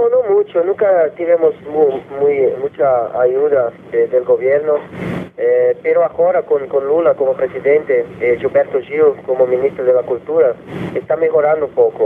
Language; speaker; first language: Spanish; non-native, fluent; Portuguese